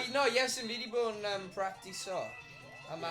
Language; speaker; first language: Welsh; native; Welsh